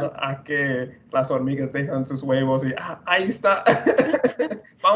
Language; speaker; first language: Spanish; non-native, fluent; English